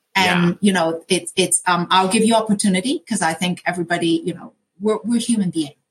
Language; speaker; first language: English; non-native, local second language; Cantonese